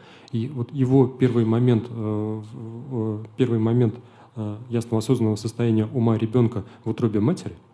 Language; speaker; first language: Russian; native; Russian